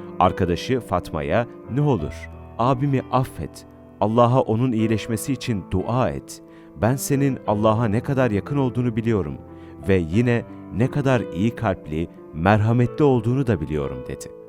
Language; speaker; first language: Turkish; native; Turkish